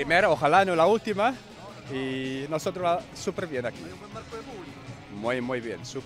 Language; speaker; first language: Spanish; non-native, learner; English